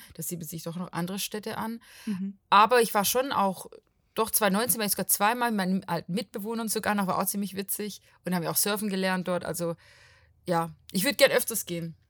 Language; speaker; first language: German; non-native, fluent; Portuguese